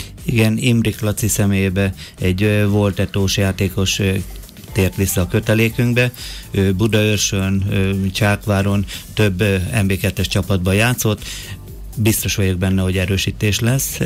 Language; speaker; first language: Hungarian; native; Hungarian